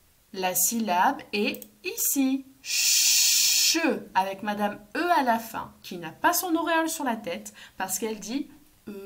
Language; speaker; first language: French; native; French